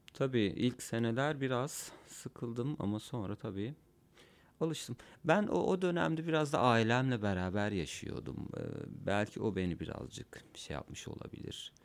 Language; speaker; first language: Turkish; non-native, local second language; Kurdish